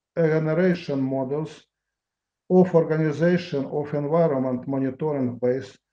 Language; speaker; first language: English; non-native, learner; Russian